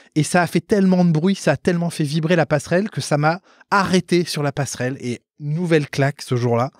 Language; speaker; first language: French; native; French